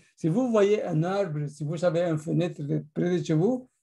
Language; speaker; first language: French; non-native, fluent; Spanish